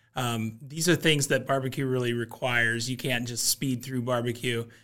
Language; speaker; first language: English; native; English